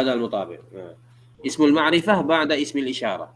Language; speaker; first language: Arabic; non-native, fluent; Malay